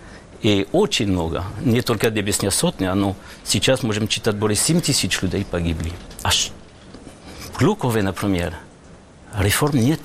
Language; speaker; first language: Russian; non-native, learner; French